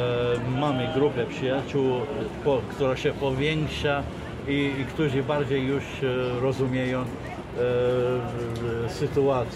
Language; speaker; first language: Polish; non-native, fluent; Arabic